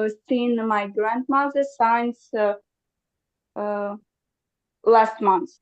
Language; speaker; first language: English; non-native, learner; Ukrainian